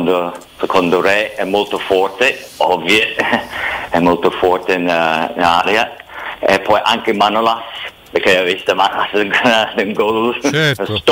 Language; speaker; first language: Italian; non-native, fluent; English